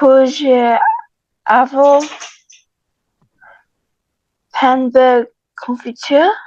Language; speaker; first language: French; non-native, learner; English